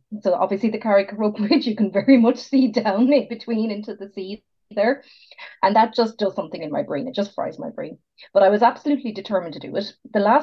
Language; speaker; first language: English; native; English